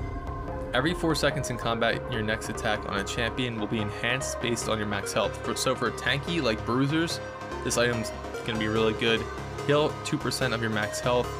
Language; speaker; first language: English; native; English